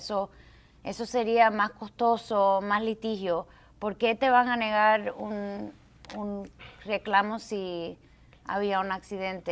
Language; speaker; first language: Spanish; early bilingual, heritage; Spanish